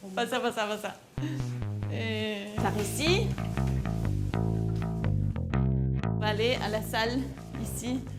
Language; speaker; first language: French; non-native, fluent; Spanish